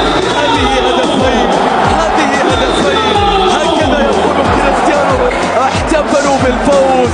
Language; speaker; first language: Arabic; native; Arabic